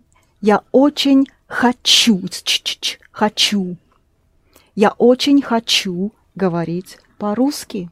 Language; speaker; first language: Russian; non-native, fluent; English